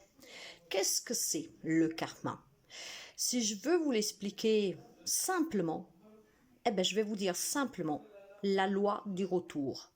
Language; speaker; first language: French; non-native, fluent; Italian